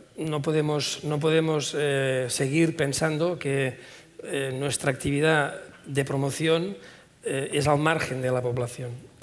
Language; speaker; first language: Spanish; non-native, local second language; Catalan